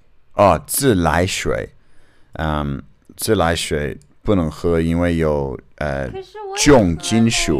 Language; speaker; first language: Chinese; non-native, learner; English